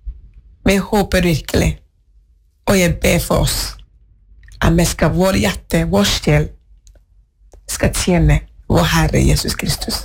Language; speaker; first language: Norwegian; non-native, fluent; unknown